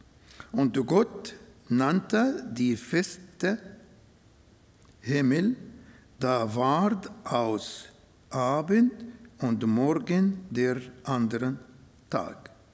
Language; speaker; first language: German; non-native, fluent; Arabic